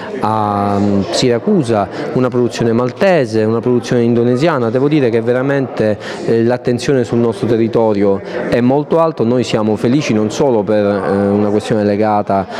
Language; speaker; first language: Italian; native; Italian